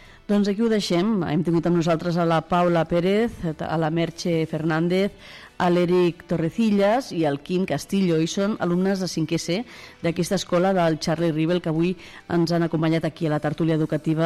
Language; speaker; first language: Catalan; native; Catalan